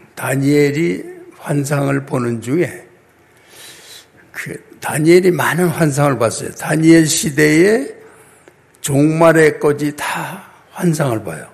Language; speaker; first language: Korean; native; Korean